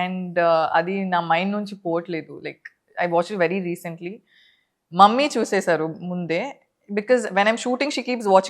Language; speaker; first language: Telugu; non-native, fluent; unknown